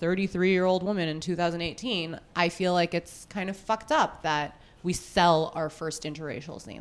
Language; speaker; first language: English; native; English